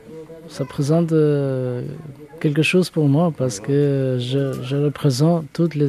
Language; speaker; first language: French; non-native, learner; Albanian